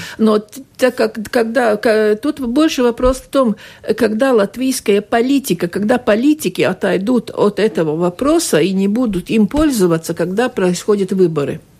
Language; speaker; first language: Russian; non-native, local second language; Latvian